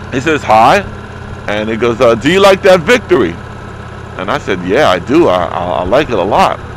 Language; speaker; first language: English; native; English